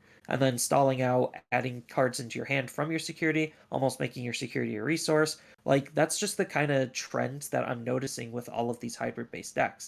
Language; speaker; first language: English; native; English